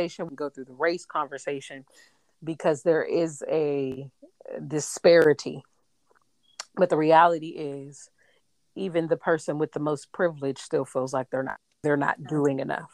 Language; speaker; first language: English; native; English